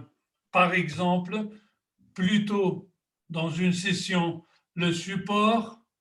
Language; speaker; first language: French; non-native, fluent; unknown